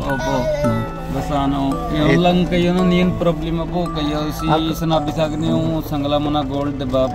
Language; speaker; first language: Filipino; non-native, local second language; Punjabi